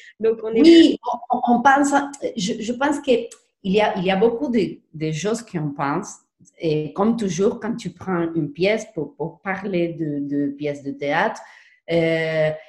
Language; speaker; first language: French; non-native, learner; Spanish